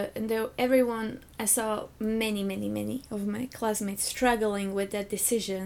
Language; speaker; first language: English; non-native, fluent; Slovak